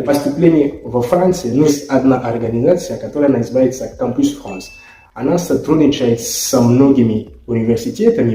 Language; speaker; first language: Russian; non-native, fluent; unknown